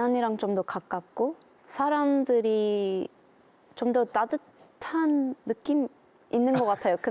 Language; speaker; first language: Korean; non-native, learner; English